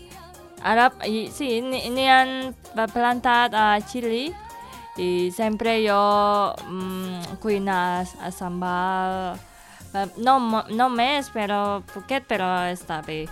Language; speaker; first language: Catalan; non-native, learner; Indonesian